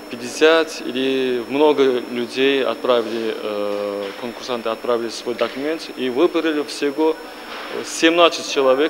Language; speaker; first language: Russian; non-native, learner; Uzbek